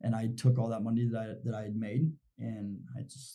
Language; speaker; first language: English; native; English